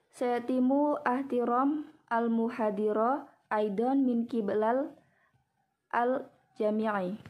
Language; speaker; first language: Arabic; non-native, learner; Indonesian